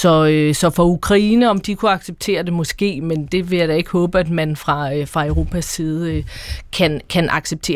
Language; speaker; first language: Danish; native; Danish